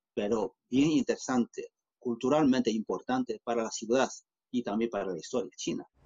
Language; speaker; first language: Spanish; non-native, fluent; Chinese